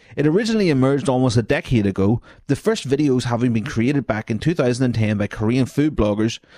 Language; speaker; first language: English; native; English